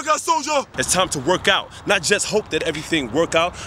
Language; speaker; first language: English; native; English